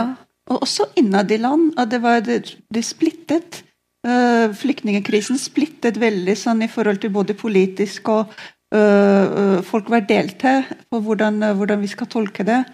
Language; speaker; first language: Norwegian; non-native, fluent; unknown